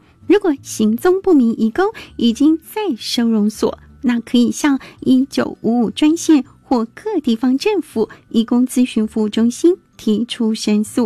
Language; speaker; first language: Chinese; native; Chinese